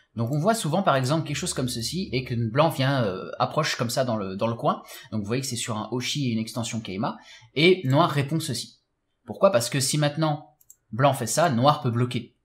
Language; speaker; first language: French; native; French